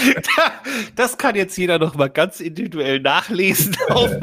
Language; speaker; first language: German; native; German